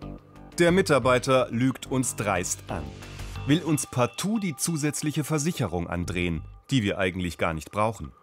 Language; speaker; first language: German; native; German